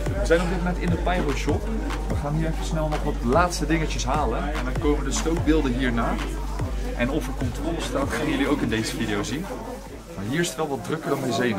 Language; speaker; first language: Dutch; native; Dutch